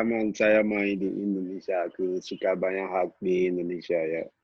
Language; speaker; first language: Indonesian; non-native, local second language; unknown